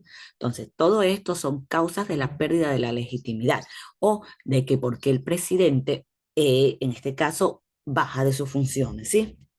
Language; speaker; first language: Spanish; native; Spanish